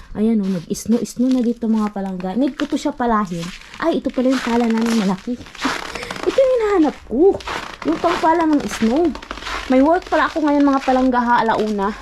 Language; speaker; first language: Filipino; non-native, local second language; Cebuano